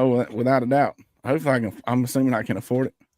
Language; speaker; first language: English; native; English